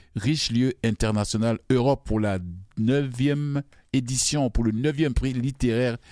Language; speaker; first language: French; non-native, local second language; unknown